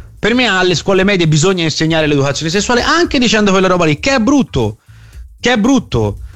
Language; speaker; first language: Italian; native; Italian